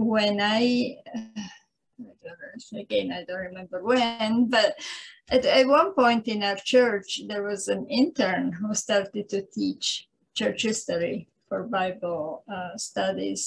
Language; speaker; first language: English; non-native, fluent; Italian